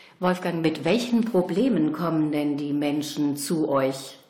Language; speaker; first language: German; native; German